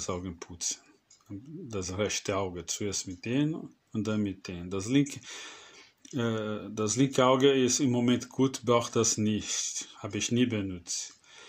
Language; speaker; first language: German; non-native, fluent; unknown